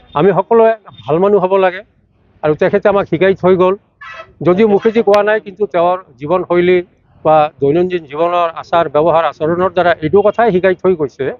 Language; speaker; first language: Assamese; native; Assamese